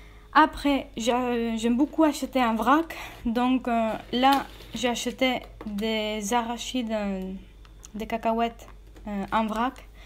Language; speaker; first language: French; non-native, fluent; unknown